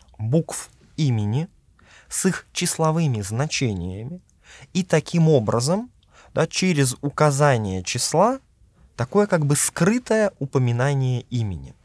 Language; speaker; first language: Russian; native; Russian